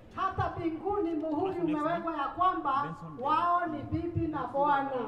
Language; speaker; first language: Swahili; non-native, local second language; Kikuyu